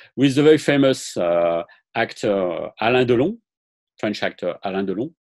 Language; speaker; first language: English; non-native, fluent; French